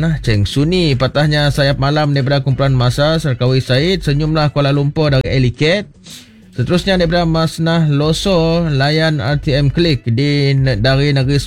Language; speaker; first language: Malay; native; Malay